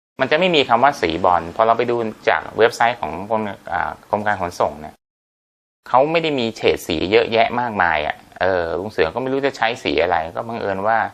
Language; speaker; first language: Thai; native; Thai